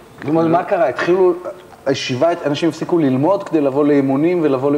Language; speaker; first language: Hebrew; native; Hebrew